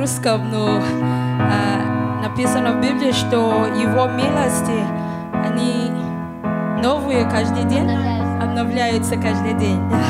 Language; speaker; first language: Russian; non-native, fluent; English